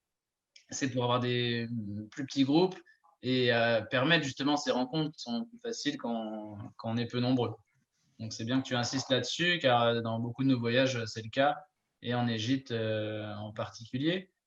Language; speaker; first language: French; native; French